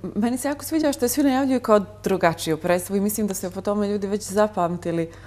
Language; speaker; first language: Croatian; native; Croatian